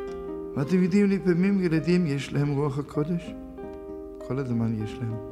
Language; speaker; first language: Hebrew; non-native, fluent; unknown